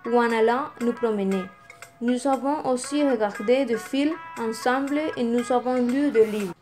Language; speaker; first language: French; non-native, learner; Spanish